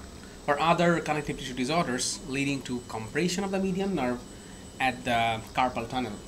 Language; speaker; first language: English; non-native, local second language; Bangla